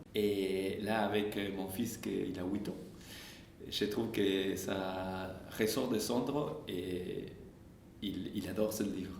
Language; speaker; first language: French; non-native, fluent; Spanish